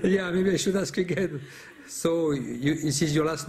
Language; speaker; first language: English; non-native, fluent; French